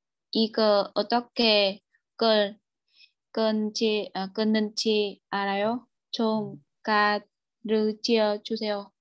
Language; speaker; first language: Korean; non-native, learner; Vietnamese